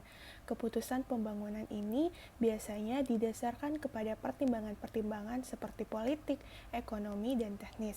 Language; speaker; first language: Indonesian; native; Indonesian